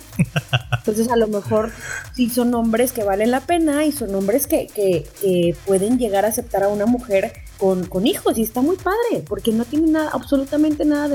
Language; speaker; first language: Spanish; native; Spanish